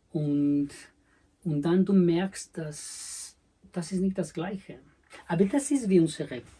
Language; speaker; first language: German; non-native, learner; Spanish